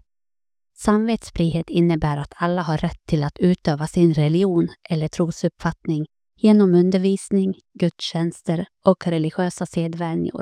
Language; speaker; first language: Swedish; native; Swedish